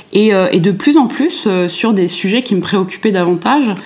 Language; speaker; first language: French; early bilingual, other home language; German